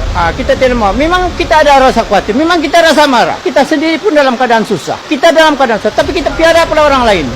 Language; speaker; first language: Malay; non-native, local second language; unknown